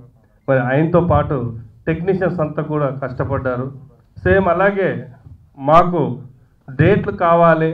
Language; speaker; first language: Telugu; native; Telugu